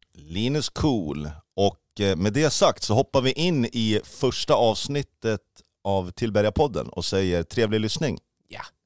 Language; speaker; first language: Swedish; native; Swedish